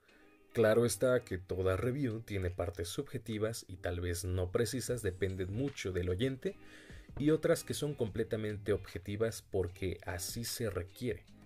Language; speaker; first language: Spanish; native; Spanish